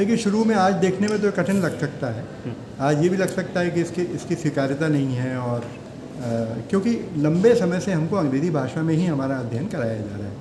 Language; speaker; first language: Hindi; native; Hindi